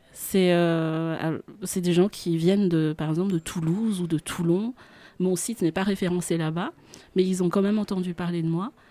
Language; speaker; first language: French; non-native, local second language; Malagasy